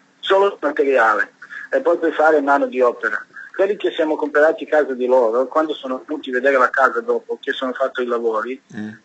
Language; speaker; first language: Italian; non-native, learner; Serbian